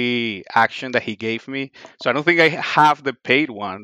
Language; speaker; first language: English; non-native, fluent; Spanish